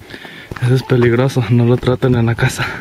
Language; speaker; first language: Spanish; early bilingual, heritage; Spanish